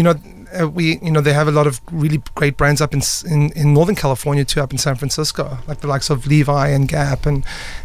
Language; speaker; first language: English; native; English